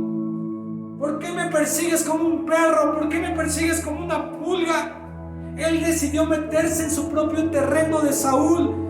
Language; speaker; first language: Spanish; native; Spanish